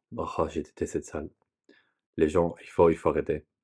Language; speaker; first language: French; non-native, learner; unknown